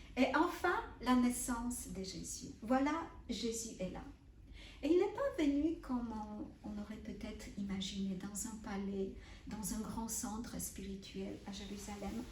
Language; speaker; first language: French; non-native, fluent; Polish